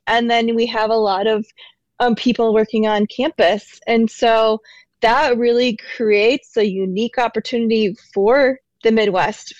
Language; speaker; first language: English; native; English